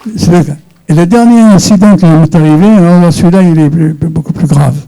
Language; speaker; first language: French; non-native, local second language; Arabic